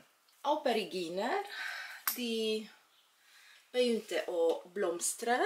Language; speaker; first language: Swedish; non-native, learner; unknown